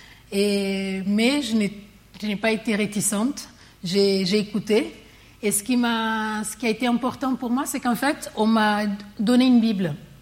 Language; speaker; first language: French; non-native, fluent; Portuguese